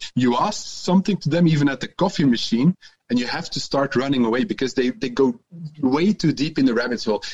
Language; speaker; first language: English; non-native, fluent; Dutch